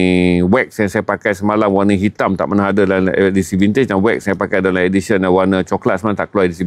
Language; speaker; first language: Malay; native; Malay